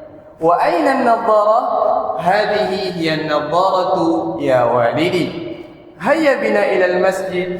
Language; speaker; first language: Arabic; non-native, fluent; Indonesian